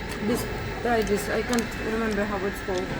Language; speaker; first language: English; non-native, learner; Russian